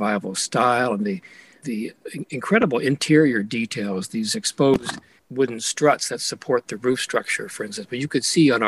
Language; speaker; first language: English; native; English